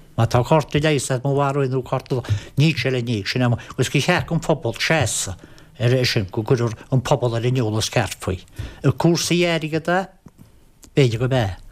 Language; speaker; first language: Irish; native; Irish